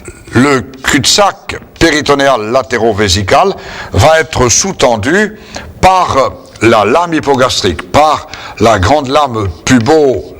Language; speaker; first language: French; native; French